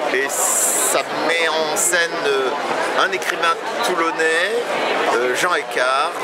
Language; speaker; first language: French; native; French